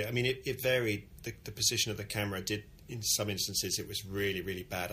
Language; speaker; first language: English; native; English